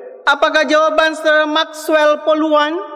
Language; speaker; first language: Indonesian; native; Indonesian